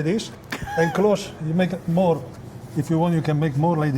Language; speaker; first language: English; non-native, fluent; Italian